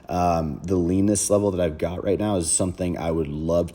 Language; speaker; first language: English; native; English